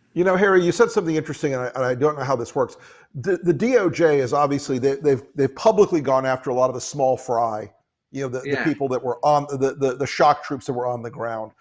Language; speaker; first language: English; native; English